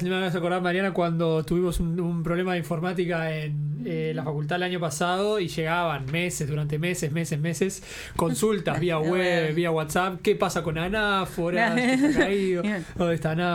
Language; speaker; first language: Spanish; native; Spanish